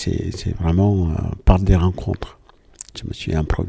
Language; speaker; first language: French; non-native, fluent; Malayalam